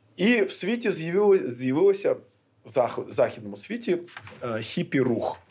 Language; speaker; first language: Ukrainian; non-native, local second language; Russian